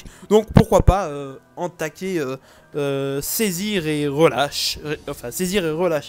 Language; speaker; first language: French; native; French